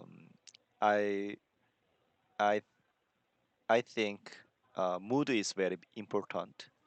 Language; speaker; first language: English; non-native, learner; Korean